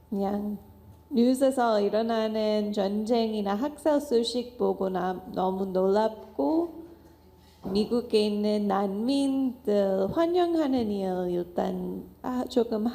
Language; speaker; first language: Korean; non-native, fluent; English